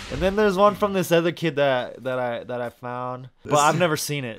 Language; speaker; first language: English; native; English